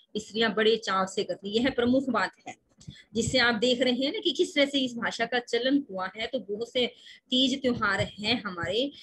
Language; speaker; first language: Hindi; native; Hindi